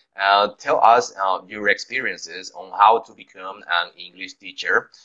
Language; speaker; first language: English; non-native, fluent; Spanish